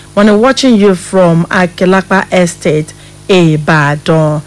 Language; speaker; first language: English; non-native, local second language; Yoruba